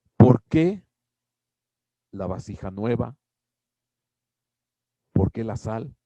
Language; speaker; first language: Spanish; native; Spanish